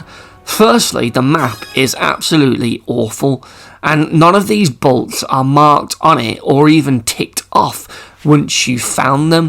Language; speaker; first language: English; native; English